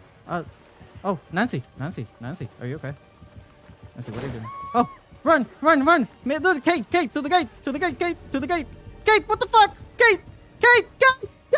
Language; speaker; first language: English; native; English